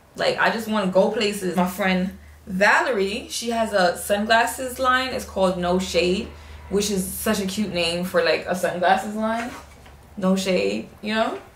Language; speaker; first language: English; native; English